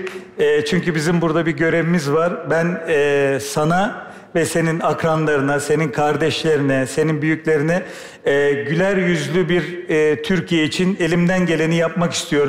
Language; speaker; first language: Turkish; native; Turkish